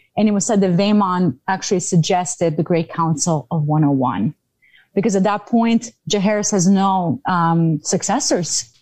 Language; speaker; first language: English; non-native, fluent; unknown